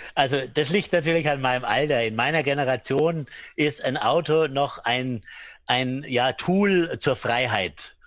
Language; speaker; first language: German; native; German